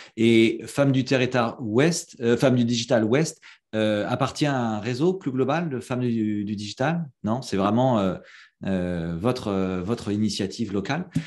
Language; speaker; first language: French; native; French